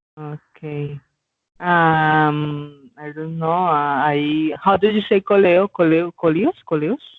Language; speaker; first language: English; non-native, learner; Spanish